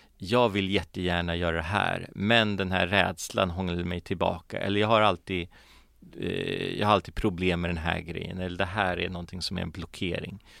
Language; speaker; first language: Swedish; early bilingual, other home language; Polish